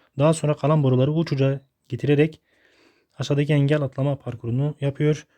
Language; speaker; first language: Turkish; native; Turkish